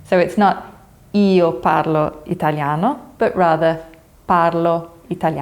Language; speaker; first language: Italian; non-native, fluent; English